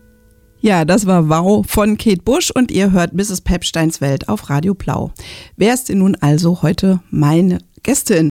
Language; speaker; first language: German; native; German